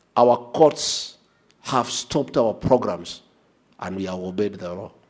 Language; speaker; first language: English; non-native, local second language; Kikuyu